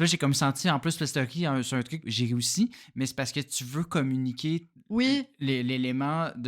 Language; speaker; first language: French; native; French